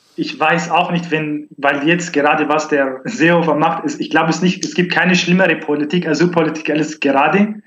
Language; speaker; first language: German; non-native, learner; Arabic